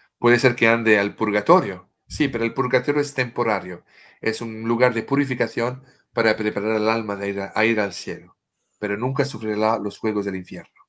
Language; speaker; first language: Spanish; non-native, fluent; French